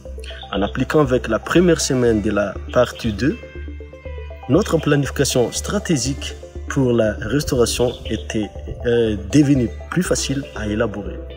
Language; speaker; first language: French; non-native, local second language; Malagasy